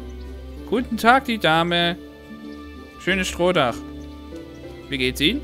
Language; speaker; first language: German; native; German